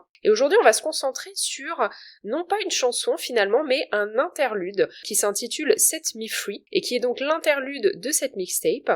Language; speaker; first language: French; native; French